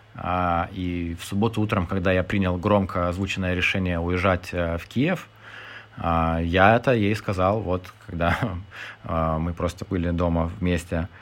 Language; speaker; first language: Russian; non-native, fluent; Lithuanian